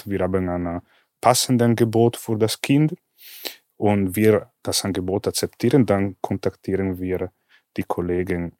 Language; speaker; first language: German; non-native, fluent; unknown